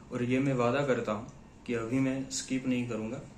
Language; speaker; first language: Hindi; non-native, local second language; Gujarati